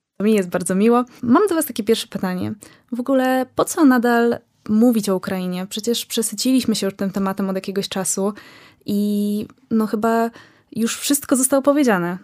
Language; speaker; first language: Polish; native; Polish